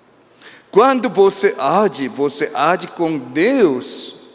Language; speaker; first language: Portuguese; non-native, fluent; Korean